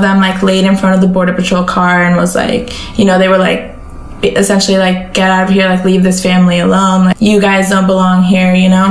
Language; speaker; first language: English; native; English